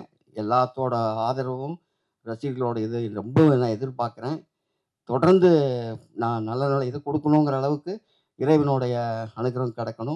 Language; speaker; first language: Tamil; native; Tamil